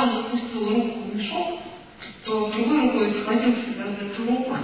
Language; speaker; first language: Russian; native; Russian